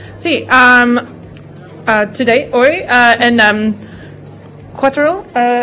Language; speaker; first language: Spanish; non-native, learner; English